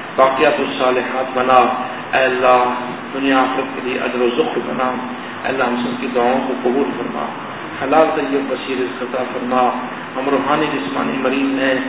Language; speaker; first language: Urdu; non-native, local second language; Saraiki